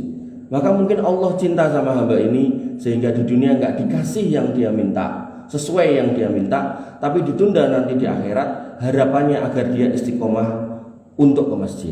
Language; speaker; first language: Indonesian; non-native, local second language; Javanese